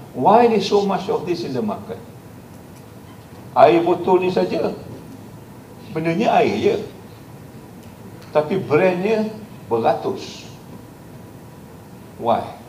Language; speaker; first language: English; non-native, local second language; Malay